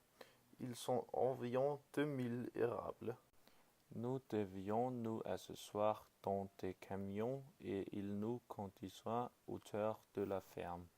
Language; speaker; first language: French; non-native, learner; Danish